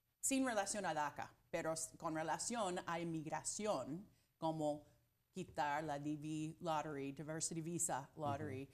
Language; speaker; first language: Spanish; non-native, fluent; English